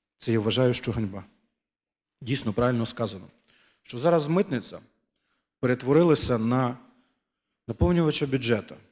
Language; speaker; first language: Ukrainian; native; Ukrainian